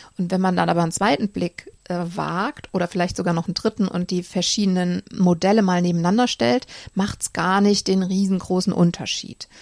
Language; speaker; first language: German; native; German